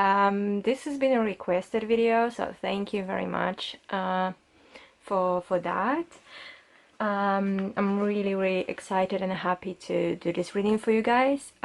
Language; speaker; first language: English; non-native, fluent; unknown